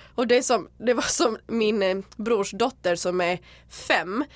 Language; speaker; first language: Swedish; early bilingual, other home language; Serbian